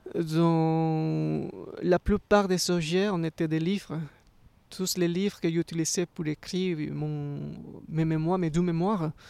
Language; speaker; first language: French; non-native, fluent; Spanish